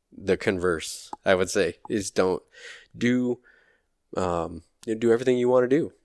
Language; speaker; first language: English; native; English